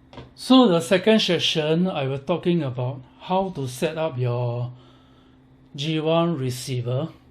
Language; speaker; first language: English; non-native, learner; Chinese